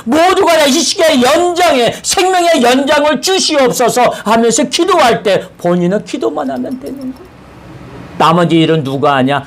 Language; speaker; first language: Korean; native; Korean